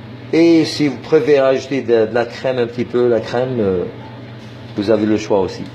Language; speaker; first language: French; non-native, fluent; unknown